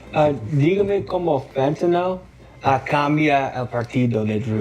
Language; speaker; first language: Spanish; non-native, learner; English